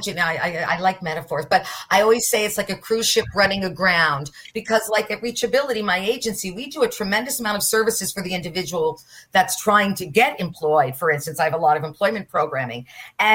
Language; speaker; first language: English; native; English